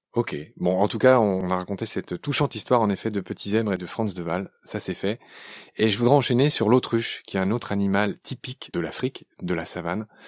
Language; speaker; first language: French; native; French